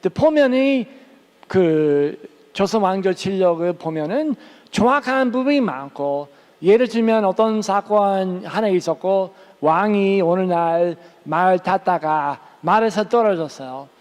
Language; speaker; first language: Korean; non-native, fluent; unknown